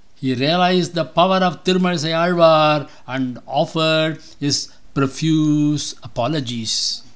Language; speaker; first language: English; non-native, local second language; Tamil